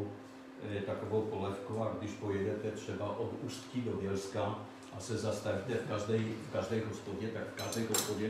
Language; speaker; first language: Czech; non-native, fluent; Polish